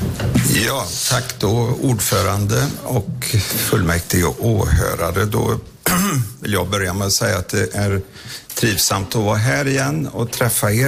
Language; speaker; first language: Swedish; native; Swedish